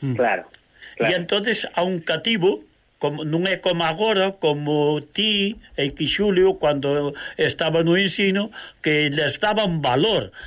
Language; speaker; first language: Galician; native; Galician